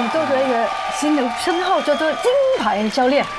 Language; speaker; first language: Chinese; native; Chinese